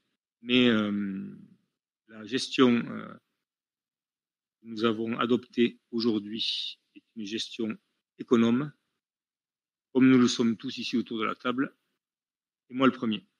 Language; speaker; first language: French; native; French